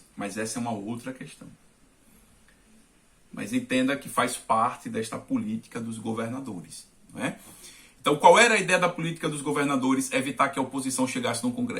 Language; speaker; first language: Portuguese; native; Portuguese